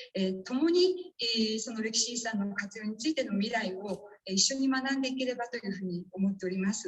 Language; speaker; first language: Japanese; native; Japanese